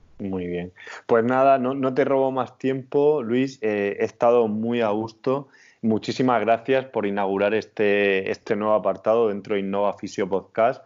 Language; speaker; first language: Spanish; native; Spanish